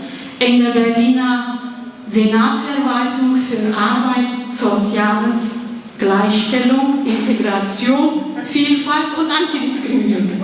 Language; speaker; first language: German; non-native, fluent; Kurdish